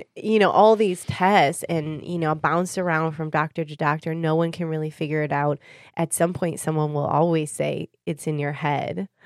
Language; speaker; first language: English; native; English